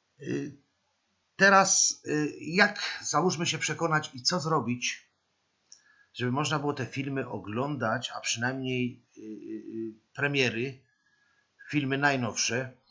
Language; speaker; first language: Polish; native; Polish